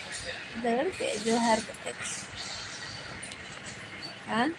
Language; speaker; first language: Hindi; non-native, local second language; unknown